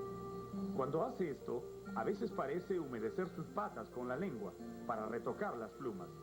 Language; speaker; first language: Spanish; native; Spanish